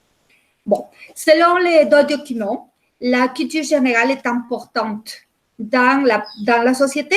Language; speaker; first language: French; non-native, fluent; Spanish